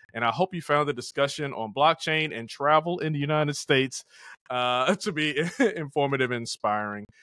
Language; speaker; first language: English; native; English